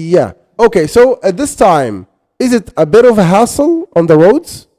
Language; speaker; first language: English; non-native, fluent; Arabic